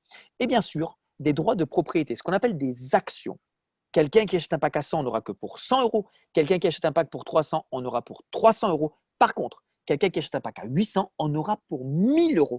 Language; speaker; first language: French; native; French